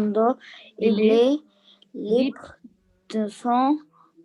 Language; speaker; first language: French; non-native, learner; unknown